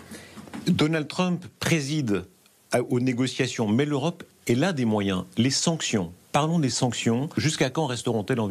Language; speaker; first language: French; native; French